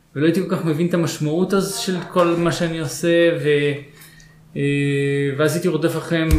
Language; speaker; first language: Hebrew; early bilingual, other home language; Russian